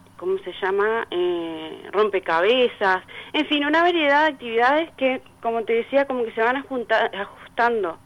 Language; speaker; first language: Spanish; native; Spanish